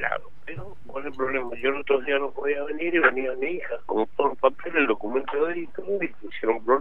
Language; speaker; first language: Spanish; native; Spanish